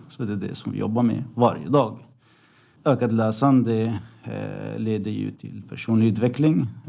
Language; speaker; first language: Swedish; early bilingual, other home language; Arabic